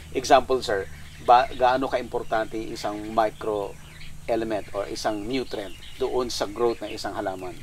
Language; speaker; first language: Filipino; native; Filipino